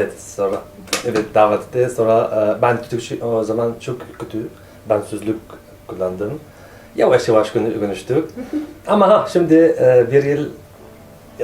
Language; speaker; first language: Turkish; non-native, learner; Arabic